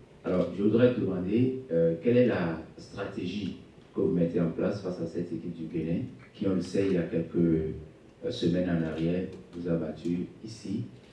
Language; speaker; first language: French; native; French